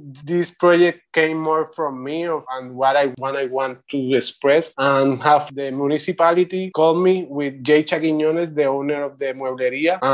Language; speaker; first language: English; non-native, learner; Spanish